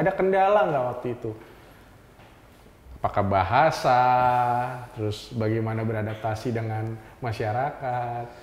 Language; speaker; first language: Indonesian; native; Indonesian